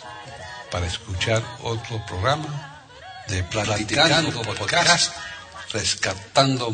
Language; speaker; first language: Spanish; native; Spanish